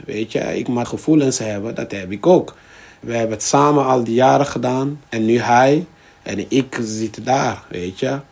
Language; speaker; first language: Dutch; non-native, fluent; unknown